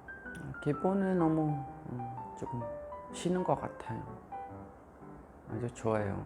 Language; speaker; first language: Korean; non-native, fluent; Khmer